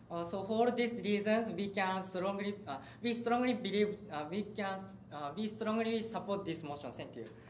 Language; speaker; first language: English; non-native, learner; Japanese